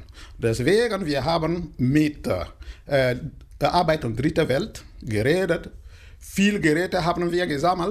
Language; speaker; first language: German; non-native, fluent; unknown